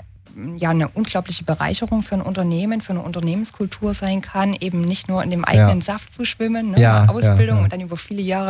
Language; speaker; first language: German; native; German